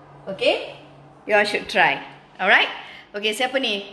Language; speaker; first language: English; non-native, local second language; Tamil